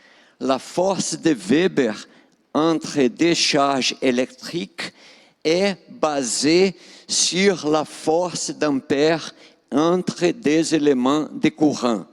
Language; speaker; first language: French; non-native, fluent; Portuguese